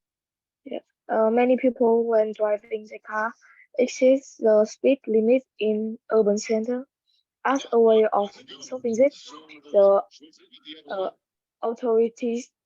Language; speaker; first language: English; non-native, learner; Vietnamese